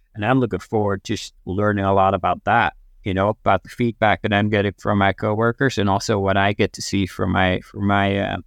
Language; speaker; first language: English; non-native, fluent; Dutch